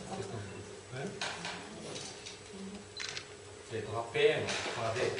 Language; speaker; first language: French; non-native, fluent; Turkish